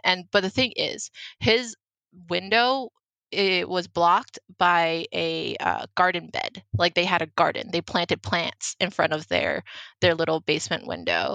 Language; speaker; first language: English; early bilingual, other home language; Chinese